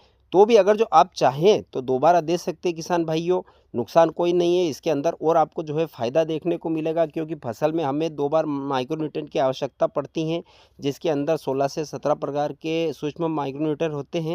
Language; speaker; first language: Hindi; native; Hindi